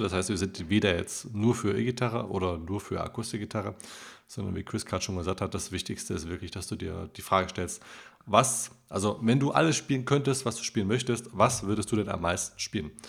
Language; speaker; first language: German; native; German